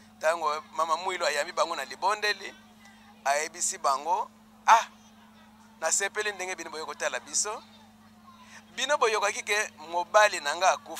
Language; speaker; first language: Lingala; non-native, local second language; Kongo